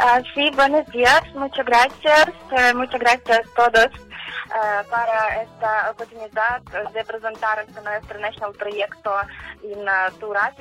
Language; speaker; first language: Spanish; non-native, learner; Ukrainian